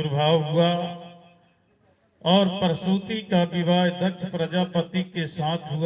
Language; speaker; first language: Hindi; native; Hindi